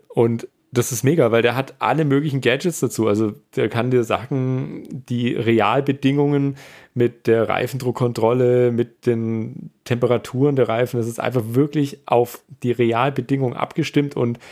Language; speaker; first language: German; native; German